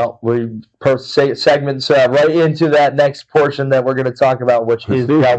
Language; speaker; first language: English; native; English